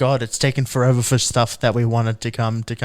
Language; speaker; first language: English; native; English